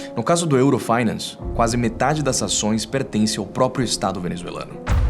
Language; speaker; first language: Portuguese; non-native, fluent; Spanish